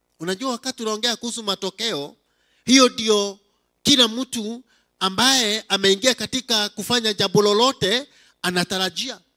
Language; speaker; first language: Swahili; non-native, local second language; Kikuyu